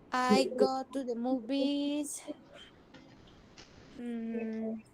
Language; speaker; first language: English; non-native, learner; Spanish